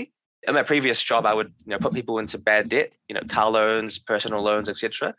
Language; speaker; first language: English; native; English